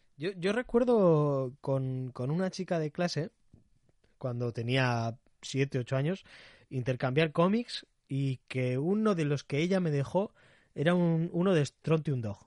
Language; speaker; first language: Spanish; native; Spanish